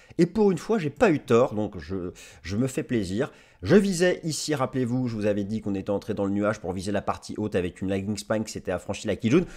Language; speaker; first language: French; native; French